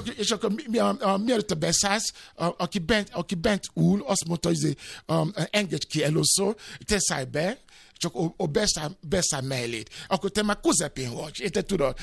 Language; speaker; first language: Hungarian; non-native, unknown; Yoruba